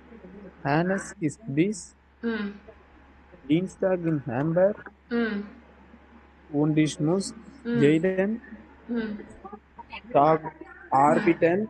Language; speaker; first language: German; non-native, learner; Tamil